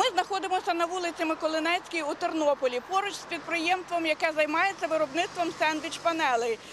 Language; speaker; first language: Ukrainian; native; Ukrainian